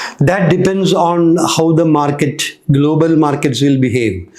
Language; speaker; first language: English; non-native, local second language; Malayalam